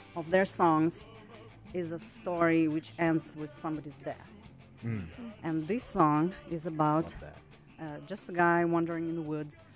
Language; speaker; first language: English; non-native, fluent; Russian